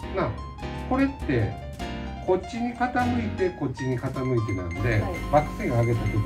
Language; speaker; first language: Japanese; native; Japanese